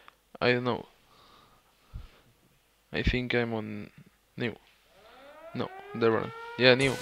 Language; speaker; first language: English; non-native, learner; Spanish